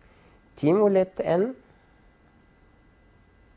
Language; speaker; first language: German; non-native, fluent; Arabic